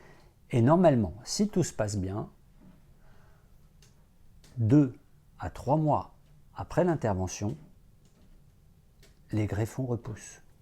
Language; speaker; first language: French; native; French